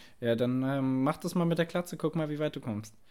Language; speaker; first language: German; native; German